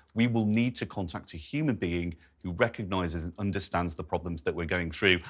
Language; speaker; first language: English; native; English